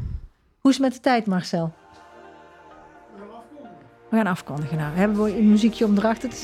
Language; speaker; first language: Dutch; native; Dutch